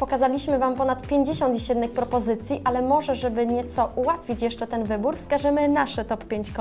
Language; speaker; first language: Polish; native; Polish